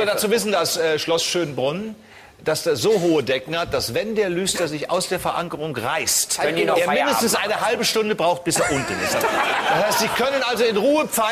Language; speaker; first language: German; native; German